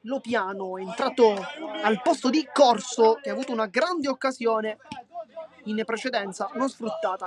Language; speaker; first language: Italian; native; Italian